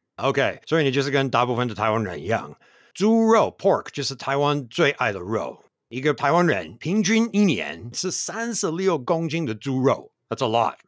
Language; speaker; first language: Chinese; non-native, fluent; English